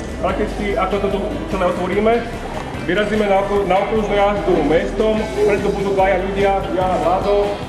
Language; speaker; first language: Slovak; native; Slovak